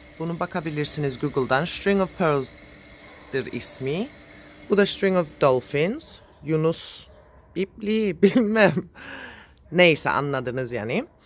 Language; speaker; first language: Turkish; native; Turkish